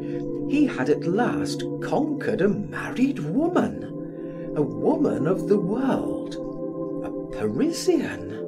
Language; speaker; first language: English; native; English